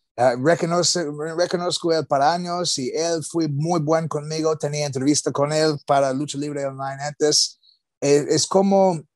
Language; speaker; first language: Spanish; non-native, learner; English